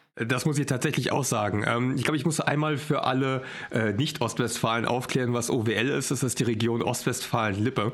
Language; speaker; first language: German; native; German